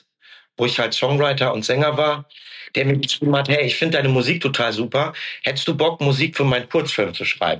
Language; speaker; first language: German; native; German